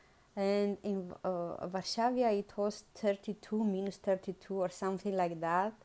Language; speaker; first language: English; non-native, learner; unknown